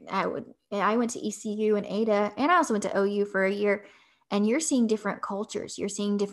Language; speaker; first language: English; native; English